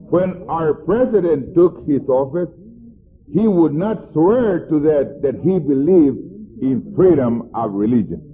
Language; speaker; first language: English; non-native, fluent; Spanish